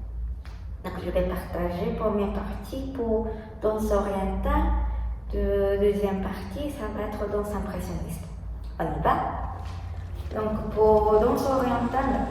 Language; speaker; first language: French; non-native, learner; Japanese